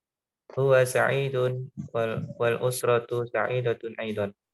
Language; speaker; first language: Arabic; non-native, learner; Indonesian